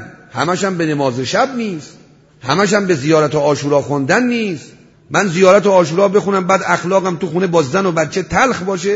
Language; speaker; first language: Persian; native; Persian